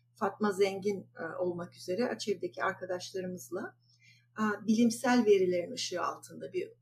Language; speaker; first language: Turkish; native; Turkish